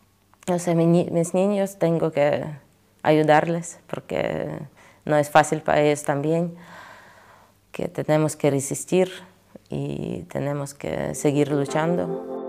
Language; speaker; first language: Spanish; non-native, fluent; Ukrainian